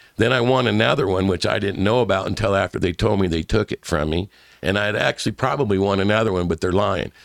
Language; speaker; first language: English; native; English